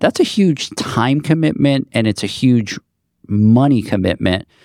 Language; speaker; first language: English; native; English